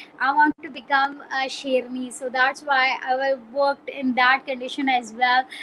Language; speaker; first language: English; non-native, local second language; Punjabi